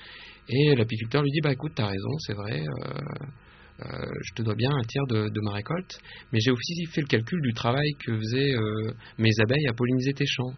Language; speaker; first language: French; native; French